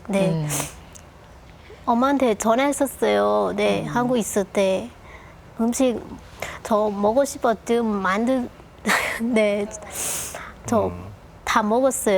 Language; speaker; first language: Korean; non-native, local second language; Lao